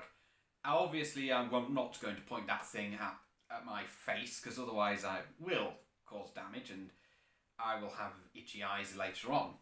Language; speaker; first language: English; native; English